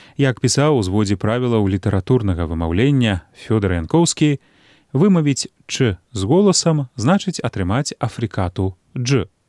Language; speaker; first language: Belarusian; native; Belarusian